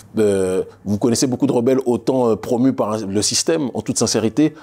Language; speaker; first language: French; native; French